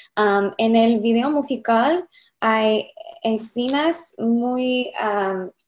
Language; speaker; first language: Spanish; non-native, learner; English